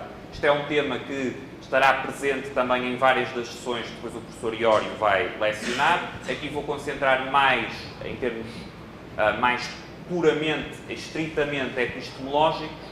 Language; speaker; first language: Portuguese; native; Portuguese